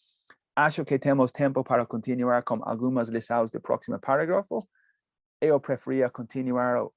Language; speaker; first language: Portuguese; non-native, learner; English